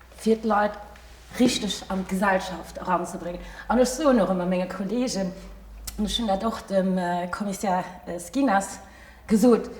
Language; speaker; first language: Luxembourgish; early bilingual, other home language; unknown